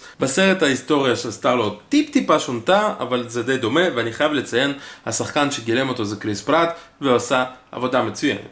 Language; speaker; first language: Hebrew; native; Hebrew